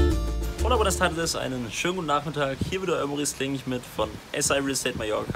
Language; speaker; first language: German; native; German